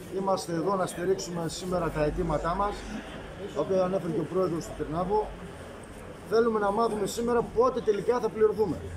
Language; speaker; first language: Greek; native; Greek